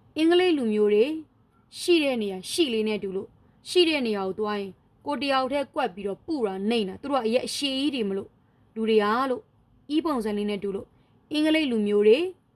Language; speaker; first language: Burmese; native; Burmese